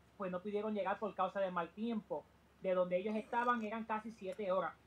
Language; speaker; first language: Spanish; native; Spanish